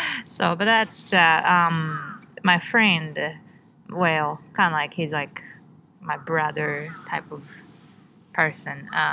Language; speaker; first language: English; non-native, fluent; Japanese